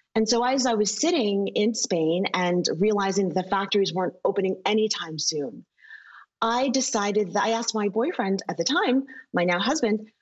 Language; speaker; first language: English; native; English